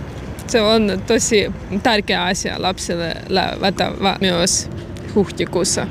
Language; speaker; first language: Finnish; non-native, learner; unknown